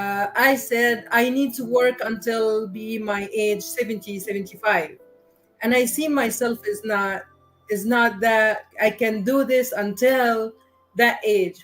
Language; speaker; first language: English; non-native, learner; Arabic